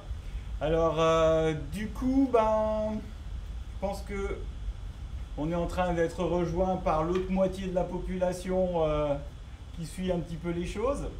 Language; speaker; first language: French; native; French